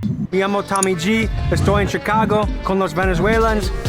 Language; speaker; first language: Spanish; non-native, learner; English